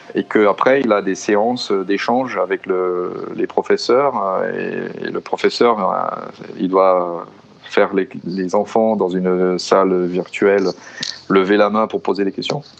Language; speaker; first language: French; non-native, fluent; Portuguese